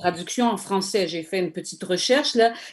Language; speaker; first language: French; native; French